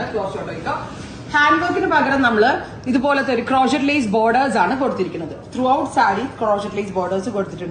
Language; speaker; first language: Malayalam; native; Malayalam